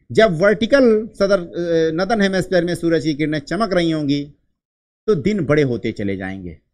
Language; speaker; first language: Hindi; native; Hindi